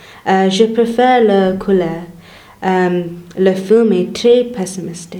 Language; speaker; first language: French; non-native, learner; English